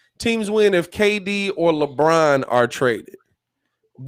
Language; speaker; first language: English; native; English